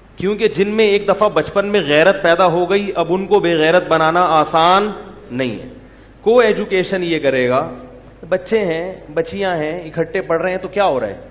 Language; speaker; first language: Urdu; native; Urdu